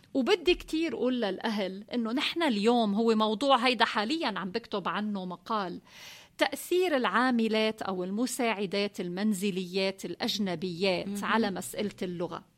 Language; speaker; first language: Arabic; native; Arabic